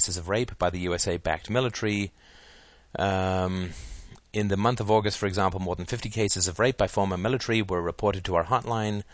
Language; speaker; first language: English; native; English